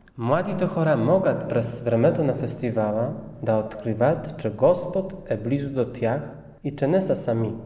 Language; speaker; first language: Bulgarian; non-native, fluent; Polish